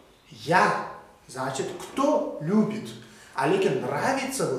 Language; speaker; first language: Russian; non-native, local second language; Uzbek